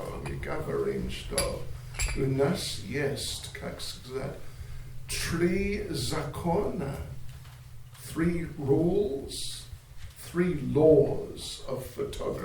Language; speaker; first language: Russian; non-native, learner; English